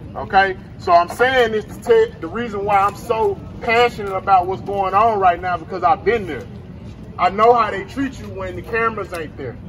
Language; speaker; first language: English; native; English